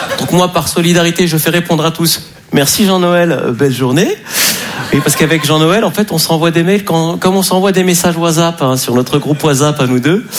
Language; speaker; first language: French; native; French